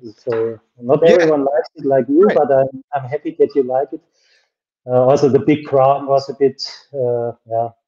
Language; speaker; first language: English; non-native, fluent; German